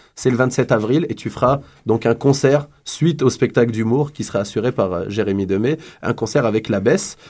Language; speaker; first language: French; native; French